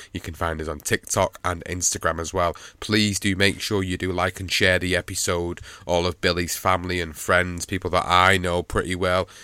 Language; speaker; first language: English; native; English